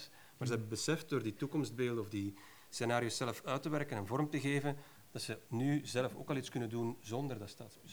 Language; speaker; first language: Dutch; native; Dutch